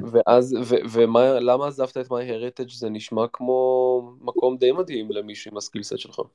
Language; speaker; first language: Hebrew; native; Hebrew